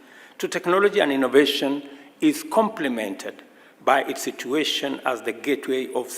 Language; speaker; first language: English; non-native, local second language; Swahili